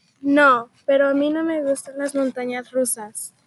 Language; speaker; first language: Spanish; early bilingual, heritage; Spanish